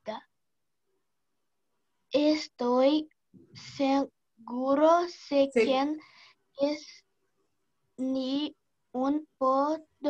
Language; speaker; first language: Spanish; non-native, learner; Portuguese